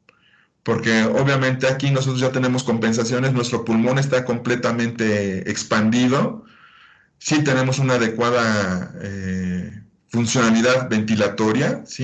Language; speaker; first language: Spanish; native; Spanish